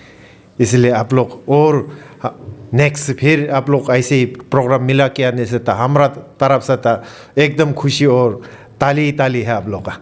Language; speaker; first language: Hindi; non-native, learner; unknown